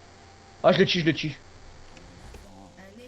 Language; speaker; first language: French; native; French